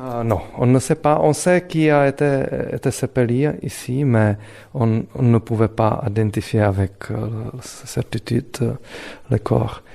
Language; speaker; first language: French; non-native, fluent; Czech